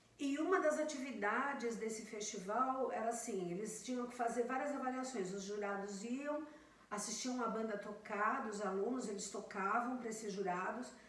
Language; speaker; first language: Portuguese; native; Portuguese